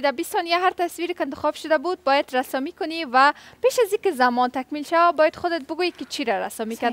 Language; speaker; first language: Persian; native; Persian